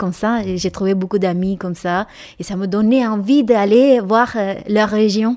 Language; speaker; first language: French; non-native, learner; Malayalam